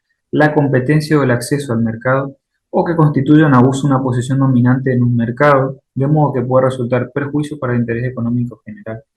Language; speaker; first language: Spanish; native; Spanish